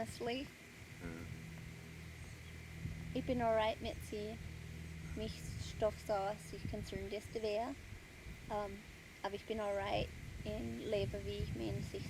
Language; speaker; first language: German; early bilingual, heritage; Pennsylvania German